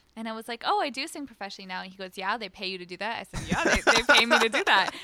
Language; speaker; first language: English; early bilingual, other home language; Arabic